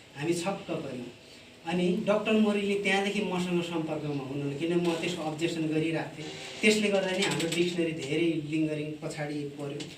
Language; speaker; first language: Nepali; non-native, local second language; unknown